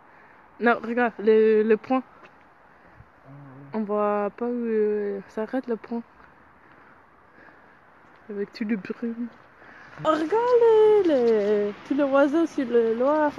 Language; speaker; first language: French; non-native, learner; English